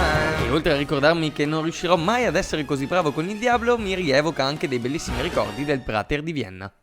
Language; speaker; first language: Italian; native; Italian